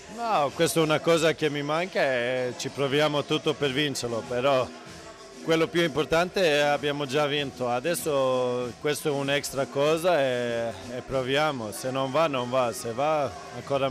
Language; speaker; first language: Italian; non-native, fluent; Swedish